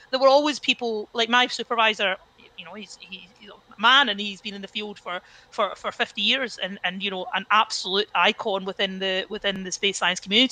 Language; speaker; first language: English; native; English